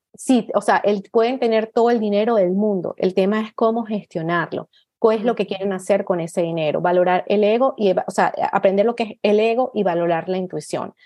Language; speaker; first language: Spanish; native; Spanish